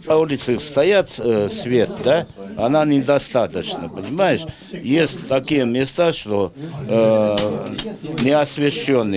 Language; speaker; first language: Russian; non-native, local second language; Armenian